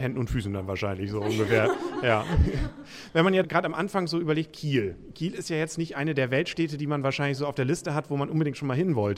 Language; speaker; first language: German; native; German